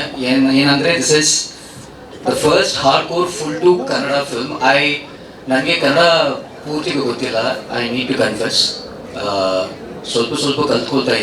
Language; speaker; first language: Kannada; non-native, learner; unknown